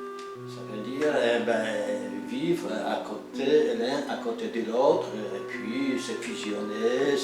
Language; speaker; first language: French; non-native, fluent; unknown